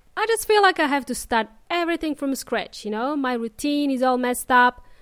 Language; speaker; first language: English; native; English